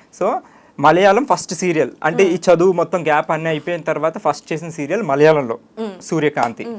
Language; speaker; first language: Telugu; native; Telugu